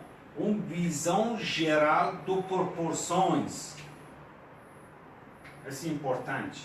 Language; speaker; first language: Portuguese; non-native, fluent; Persian